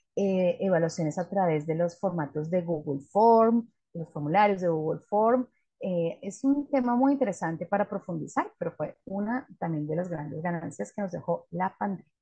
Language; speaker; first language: Spanish; native; Spanish